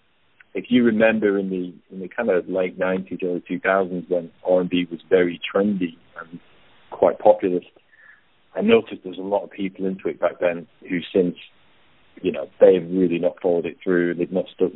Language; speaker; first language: English; native; English